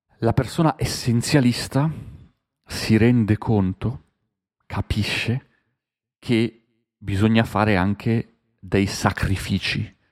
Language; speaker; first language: Italian; native; Italian